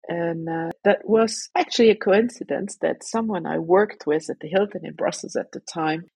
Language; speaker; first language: English; non-native, fluent; Luxembourgish